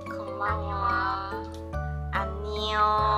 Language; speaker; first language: Korean; non-native, learner; Chinese